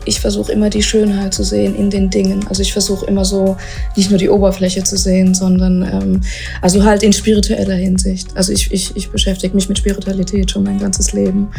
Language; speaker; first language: German; native; German